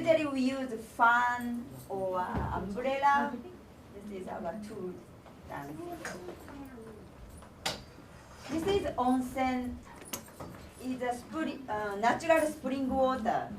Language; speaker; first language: English; non-native, learner; Japanese